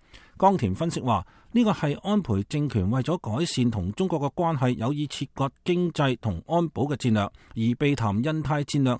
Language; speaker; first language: Chinese; native; Chinese